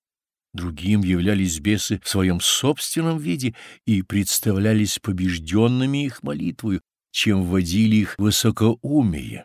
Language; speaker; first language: Russian; native; Russian